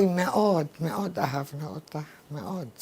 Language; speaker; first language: Hebrew; non-native, fluent; Arabic